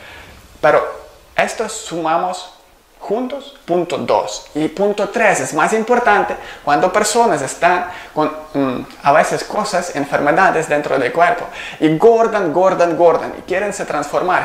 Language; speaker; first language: Spanish; non-native, learner; Ukrainian